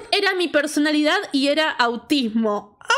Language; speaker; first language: Spanish; native; Spanish